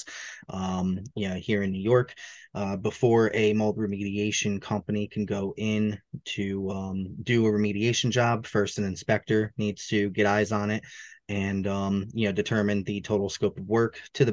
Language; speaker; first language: English; native; English